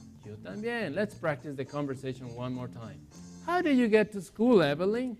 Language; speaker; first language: English; non-native, fluent; Spanish